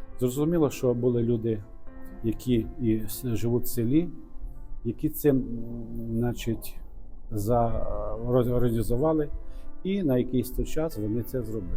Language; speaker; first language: Ukrainian; non-native, local second language; Russian